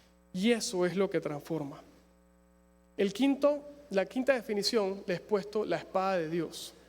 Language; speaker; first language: Spanish; native; Spanish